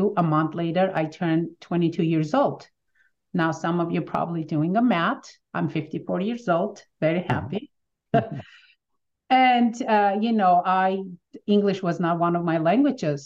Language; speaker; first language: English; non-native, fluent; Armenian